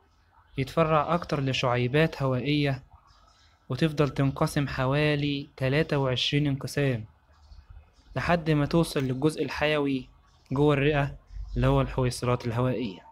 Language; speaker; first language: Arabic; native; Arabic